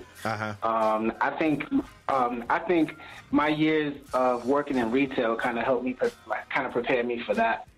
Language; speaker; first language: English; native; English